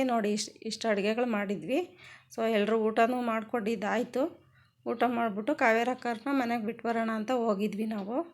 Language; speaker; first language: Kannada; native; Kannada